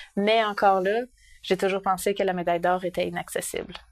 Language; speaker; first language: French; native; French